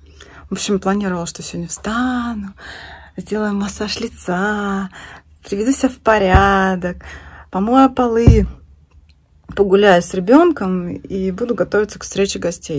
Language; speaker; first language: Russian; native; Russian